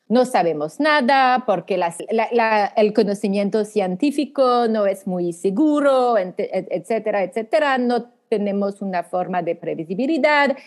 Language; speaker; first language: Spanish; non-native, fluent; French